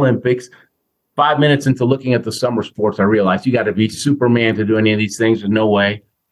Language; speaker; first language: English; native; English